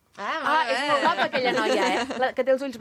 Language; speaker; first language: Catalan; native; Catalan